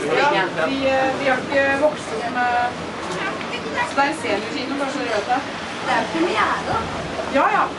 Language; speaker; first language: Norwegian; native; Norwegian